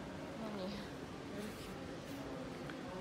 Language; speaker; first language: Korean; non-native, learner; Russian